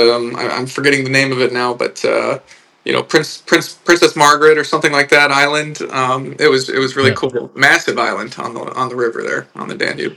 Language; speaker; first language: English; native; English